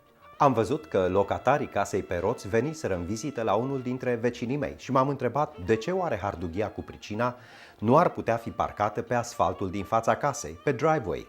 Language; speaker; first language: Romanian; native; Romanian